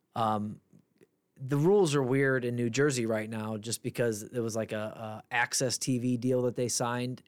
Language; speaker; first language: English; native; English